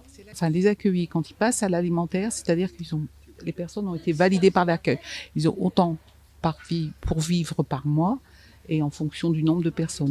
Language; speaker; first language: French; native; French